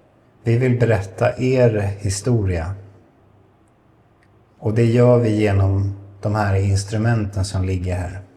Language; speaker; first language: Swedish; native; Swedish